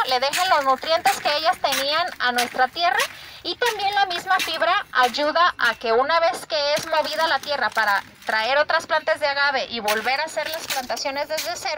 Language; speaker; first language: Spanish; native; Spanish